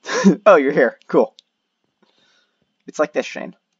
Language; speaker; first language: English; native; English